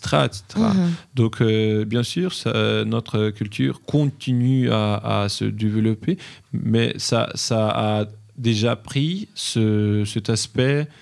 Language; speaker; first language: French; non-native, fluent; Ukrainian